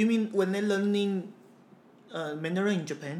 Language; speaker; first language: English; non-native, fluent; Chinese